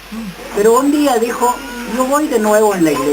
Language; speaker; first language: Spanish; non-native, local second language; Kʼicheʼ